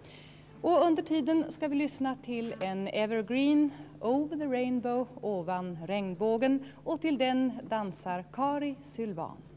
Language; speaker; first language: Swedish; native; Swedish